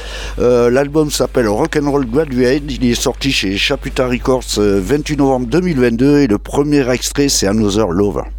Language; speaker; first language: French; native; French